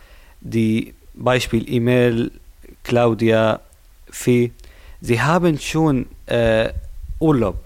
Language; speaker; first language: German; non-native, learner; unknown